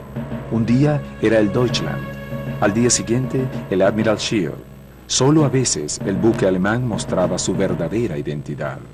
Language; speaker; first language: Spanish; native; Spanish